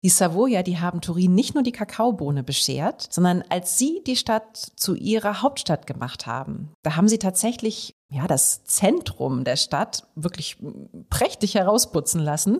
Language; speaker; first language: German; native; German